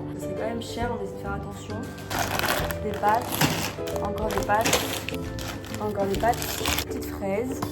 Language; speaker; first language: French; native; French